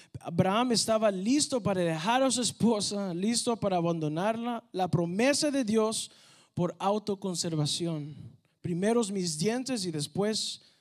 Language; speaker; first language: Spanish; early bilingual, heritage; Spanish